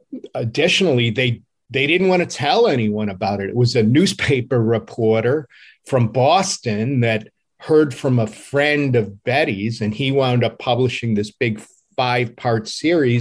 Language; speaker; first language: English; native; English